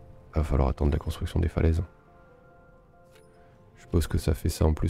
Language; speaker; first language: French; native; French